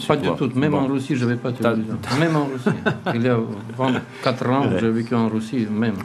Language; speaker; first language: French; non-native, learner; Russian